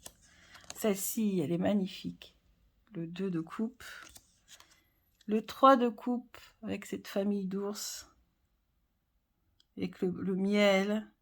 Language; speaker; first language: French; native; French